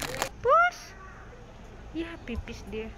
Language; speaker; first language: Indonesian; native; Indonesian